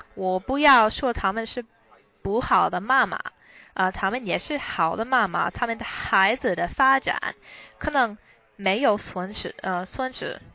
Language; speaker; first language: Chinese; non-native, learner; English